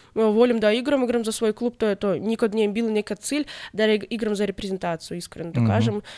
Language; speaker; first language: Serbian; non-native, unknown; Russian